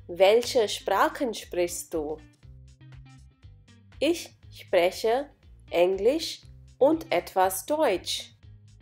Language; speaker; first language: German; non-native, fluent; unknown